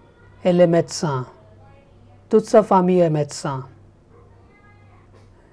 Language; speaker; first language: French; non-native, learner; Gujarati